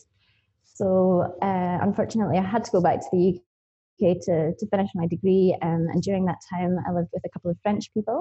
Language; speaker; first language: English; native; English